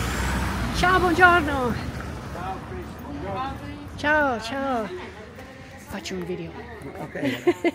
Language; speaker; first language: Italian; non-native, learner; English